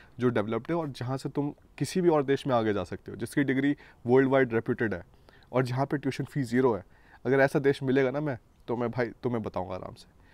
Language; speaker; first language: Hindi; native; Hindi